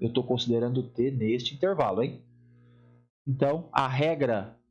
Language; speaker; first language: Portuguese; native; Portuguese